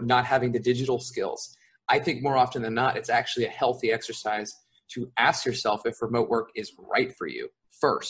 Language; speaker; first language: English; native; English